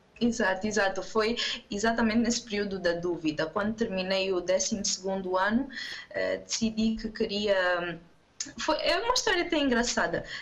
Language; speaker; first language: Portuguese; non-native, local second language; Kabuverdianu